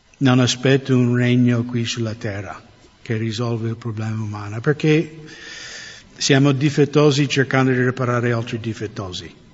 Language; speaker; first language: Italian; non-native, fluent; English